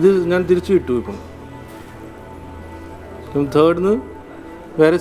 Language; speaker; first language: Malayalam; non-native, fluent; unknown